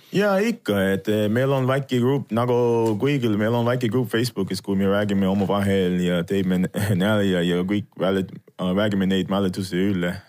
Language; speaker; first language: Estonian; non-native, fluent; English